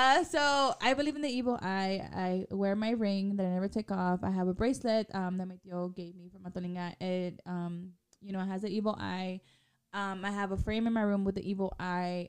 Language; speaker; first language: English; early bilingual, other home language; Spanish